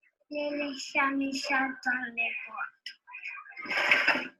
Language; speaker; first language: French; non-native, learner; English